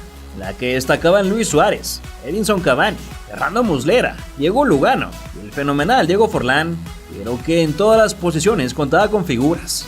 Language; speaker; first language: Spanish; native; Spanish